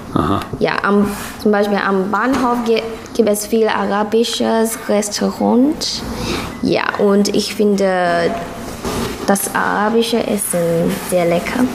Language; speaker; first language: German; non-native, learner; Chinese